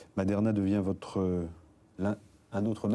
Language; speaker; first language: French; native; French